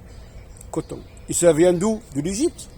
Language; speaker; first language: French; native; French